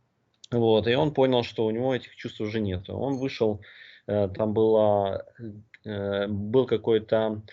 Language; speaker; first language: Russian; native; Russian